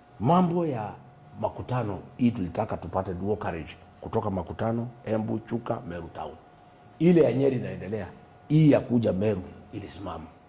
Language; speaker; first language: Swahili; non-native, local second language; Kikuyu